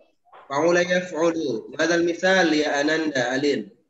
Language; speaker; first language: Arabic; non-native, fluent; Indonesian